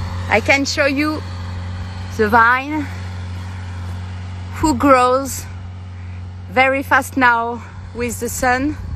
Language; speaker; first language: English; non-native, learner; French